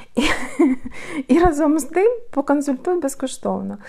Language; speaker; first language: Ukrainian; native; Ukrainian